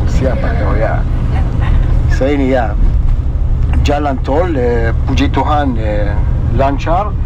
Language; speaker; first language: Indonesian; non-native, fluent; Hebrew